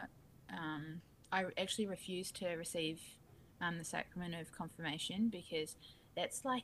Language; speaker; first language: English; native; English